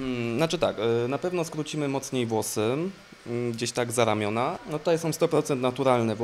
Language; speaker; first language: Polish; native; Polish